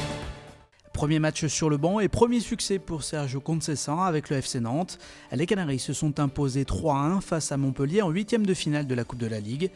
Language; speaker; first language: French; native; French